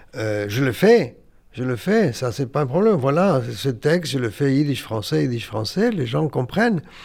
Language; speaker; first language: French; non-native, fluent; Yiddish